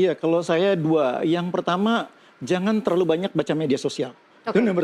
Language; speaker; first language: Indonesian; native; Indonesian